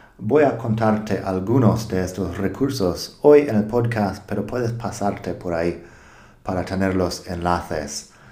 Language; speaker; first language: Spanish; non-native, fluent; English